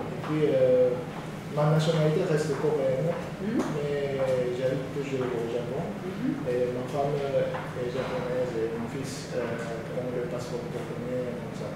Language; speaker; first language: French; non-native, learner; Japanese